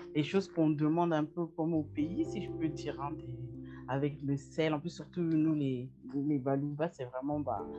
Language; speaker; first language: French; native; French